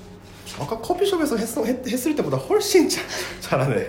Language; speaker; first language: Korean; non-native, fluent; Japanese